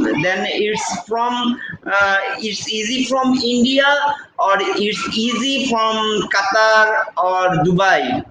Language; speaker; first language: English; non-native, local second language; Bangla